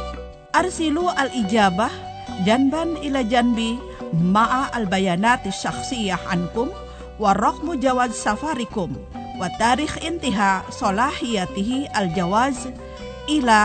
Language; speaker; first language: Arabic; non-native, fluent; Indonesian